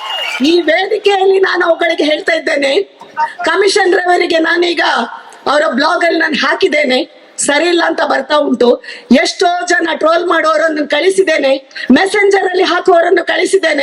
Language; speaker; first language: Kannada; native; Kannada